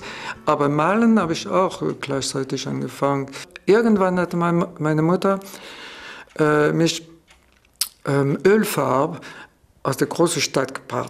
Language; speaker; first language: German; non-native, fluent; French